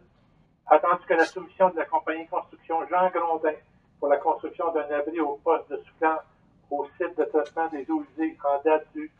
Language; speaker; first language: French; native; French